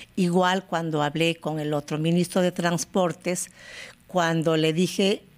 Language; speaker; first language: Spanish; native; Spanish